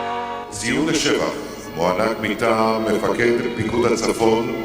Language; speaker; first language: Hebrew; native; Hebrew